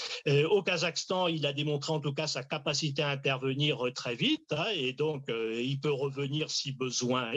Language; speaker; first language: French; native; French